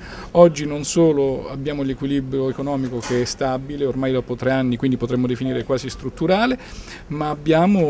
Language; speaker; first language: Italian; native; Italian